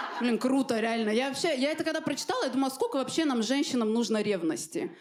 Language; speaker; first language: Russian; early bilingual, other home language; Armenian